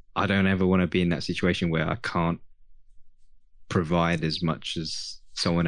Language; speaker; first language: English; native; English